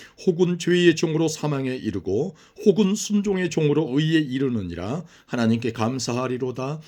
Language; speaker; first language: Korean; native; Korean